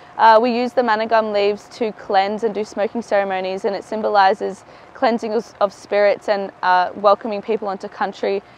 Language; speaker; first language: English; native; English